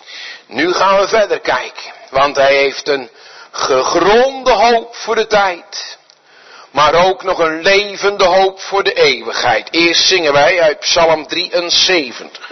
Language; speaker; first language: Dutch; native; Dutch